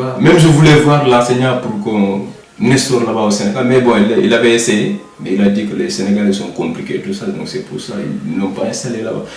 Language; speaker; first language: French; non-native, local second language; Wolof